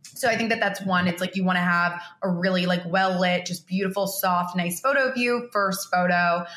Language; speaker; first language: English; early bilingual, other home language; Spanish